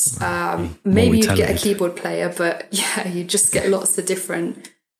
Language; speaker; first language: English; native; English